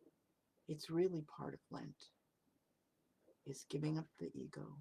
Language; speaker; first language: English; native; English